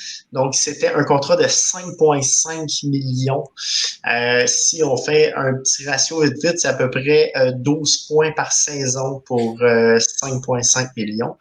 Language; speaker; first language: French; native; French